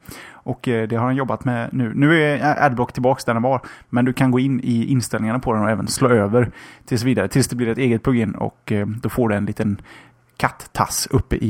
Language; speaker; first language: Swedish; native; Swedish